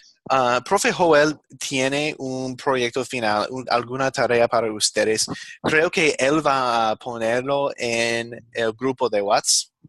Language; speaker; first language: Spanish; non-native, fluent; English